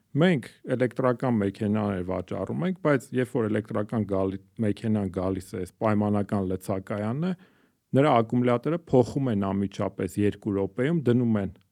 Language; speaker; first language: Armenian; native; Armenian